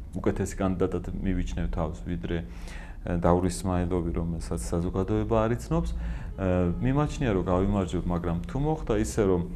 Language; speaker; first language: Georgian; non-native, local second language; Azerbaijani